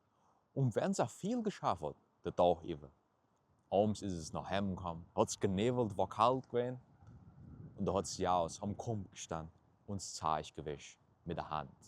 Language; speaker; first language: German; early bilingual, heritage; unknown